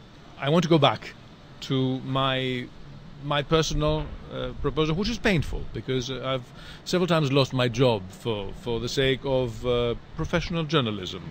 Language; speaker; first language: English; non-native, fluent; Greek